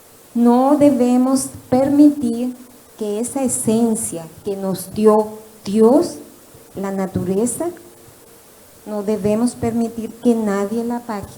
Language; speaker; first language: Portuguese; non-native, learner; Spanish